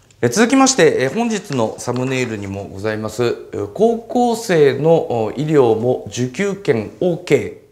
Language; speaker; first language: Japanese; native; Japanese